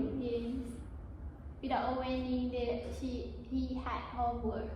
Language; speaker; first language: English; non-native, learner; Malay